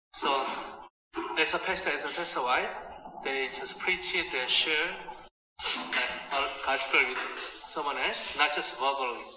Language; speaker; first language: English; non-native, fluent; Korean